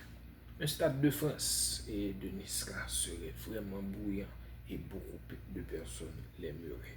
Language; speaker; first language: French; non-native, fluent; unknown